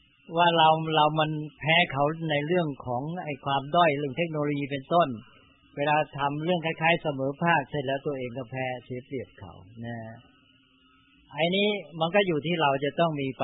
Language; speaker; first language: Thai; native; Thai